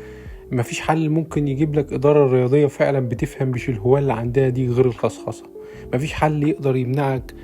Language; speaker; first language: Arabic; native; Arabic